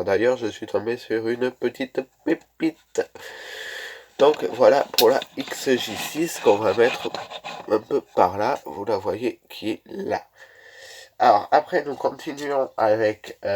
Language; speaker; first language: French; native; French